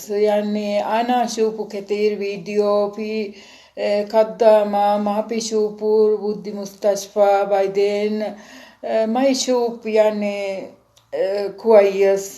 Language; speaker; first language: Arabic; non-native, learner; Sinhala